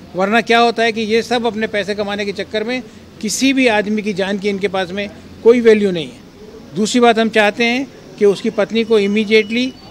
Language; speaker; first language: Hindi; native; Hindi